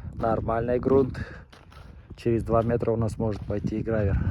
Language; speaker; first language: Russian; non-native, local second language; Kazakh